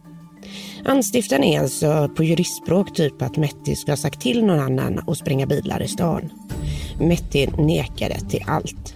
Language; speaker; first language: Swedish; native; Swedish